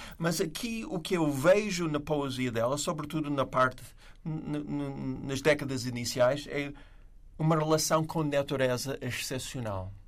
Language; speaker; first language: Portuguese; non-native, fluent; English